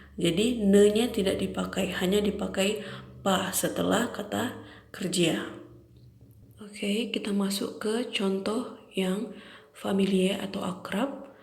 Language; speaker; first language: Indonesian; native; Indonesian